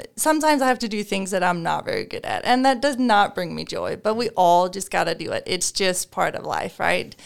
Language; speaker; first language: English; non-native, fluent; Danish